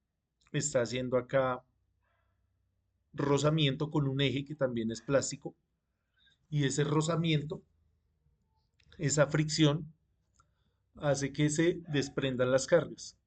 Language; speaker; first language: Spanish; native; Spanish